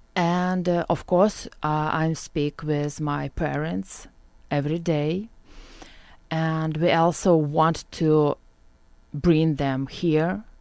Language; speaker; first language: English; non-native, learner; Ukrainian